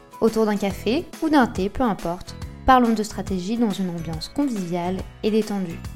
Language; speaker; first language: French; native; French